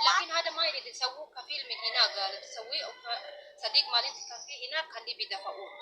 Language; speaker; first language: Arabic; non-native, learner; Oromo